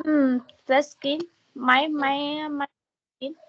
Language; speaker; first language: English; non-native, learner; Vietnamese